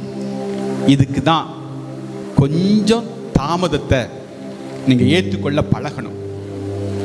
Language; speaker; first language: Tamil; native; Tamil